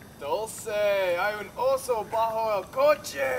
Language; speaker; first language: Spanish; non-native, learner; English